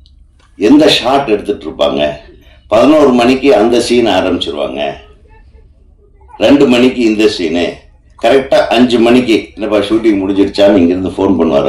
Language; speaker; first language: Tamil; native; Tamil